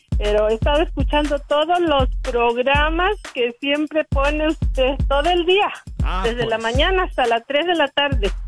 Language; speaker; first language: Spanish; native; Spanish